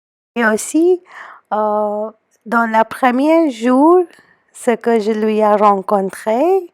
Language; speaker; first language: French; non-native, fluent; Hindi